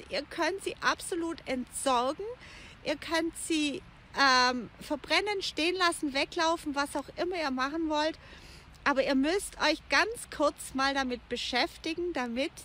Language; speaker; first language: German; native; German